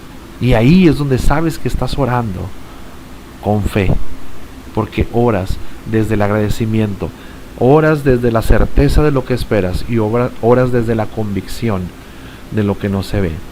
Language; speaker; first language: Spanish; native; Spanish